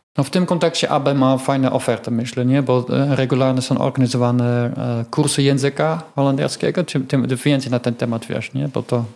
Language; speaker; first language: Polish; non-native, learner; Dutch